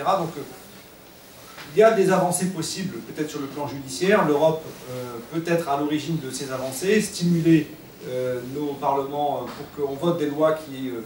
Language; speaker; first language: French; native; French